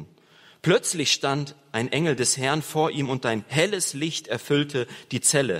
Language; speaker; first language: German; native; German